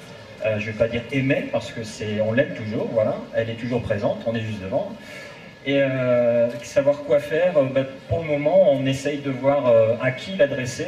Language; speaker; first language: French; native; French